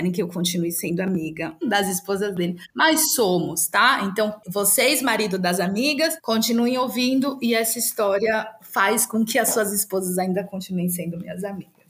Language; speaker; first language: Portuguese; native; Portuguese